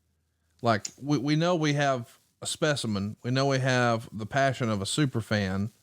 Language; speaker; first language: English; native; English